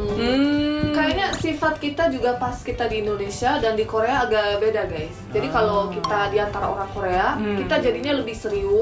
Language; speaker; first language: Indonesian; early bilingual, other home language; Korean